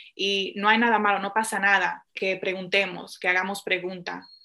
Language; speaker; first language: Spanish; early bilingual, heritage; Spanish